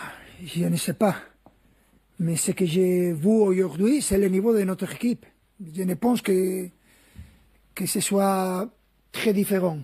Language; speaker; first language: French; non-native, fluent; Spanish